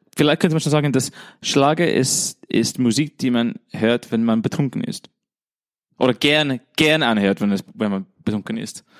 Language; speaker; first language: German; non-native, fluent; English